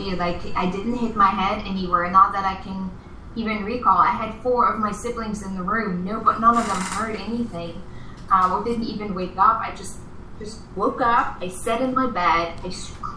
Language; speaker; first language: English; non-native, fluent; German